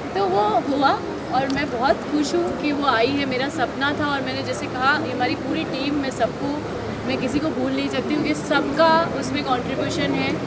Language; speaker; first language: Hindi; non-native, local second language; Bangla